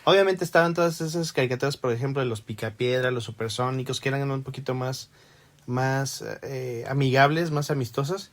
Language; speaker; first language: Spanish; native; Spanish